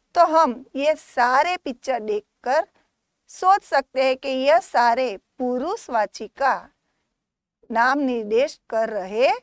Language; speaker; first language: Hindi; non-native, local second language; Gujarati